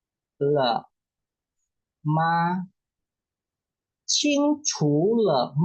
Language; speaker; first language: Chinese; non-native, fluent; Indonesian